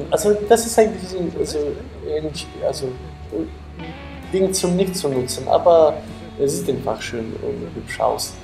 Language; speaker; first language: German; non-native, fluent; Ukrainian